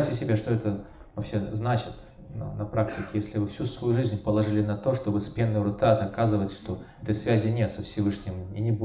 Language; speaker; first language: Russian; native; Russian